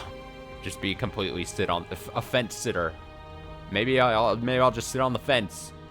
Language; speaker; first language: English; native; English